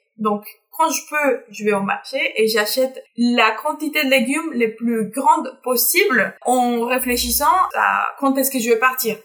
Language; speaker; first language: French; non-native, fluent; Spanish